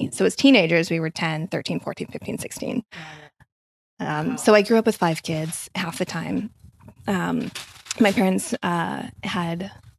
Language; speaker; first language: English; native; English